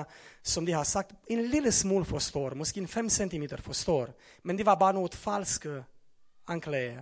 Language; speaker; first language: Norwegian; non-native, fluent; Romanian